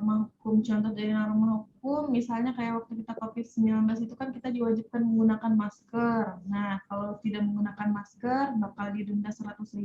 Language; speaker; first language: Indonesian; native; Indonesian